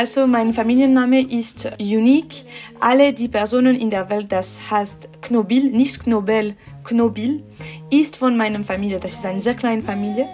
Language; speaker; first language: German; non-native, local second language; French